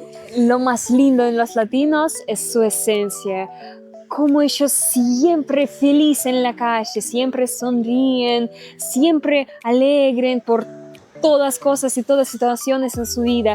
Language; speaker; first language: Spanish; non-native, learner; Russian